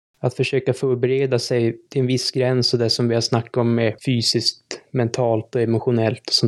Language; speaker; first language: Swedish; native; Swedish